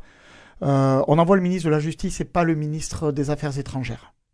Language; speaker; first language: French; native; French